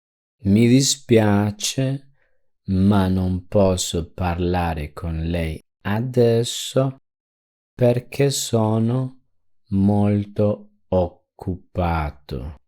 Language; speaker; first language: Italian; non-native, fluent; Spanish